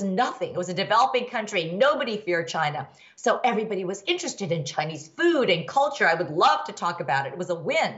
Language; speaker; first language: English; early bilingual, other home language; Chinese